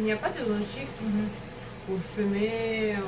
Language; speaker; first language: French; non-native, learner; Russian